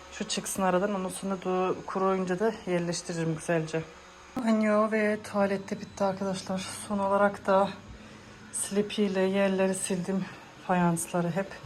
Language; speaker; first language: Turkish; early bilingual, heritage; Turkish